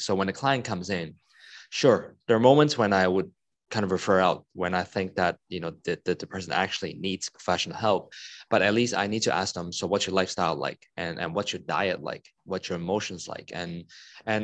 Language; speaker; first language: English; non-native, local second language; Cantonese